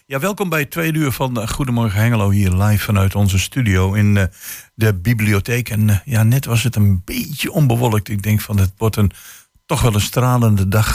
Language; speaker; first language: Dutch; native; Dutch